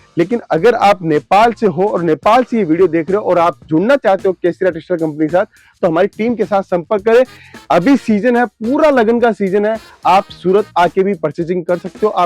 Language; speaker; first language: Hindi; native; Hindi